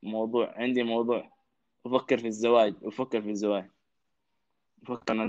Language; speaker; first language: Arabic; non-native, learner; Somali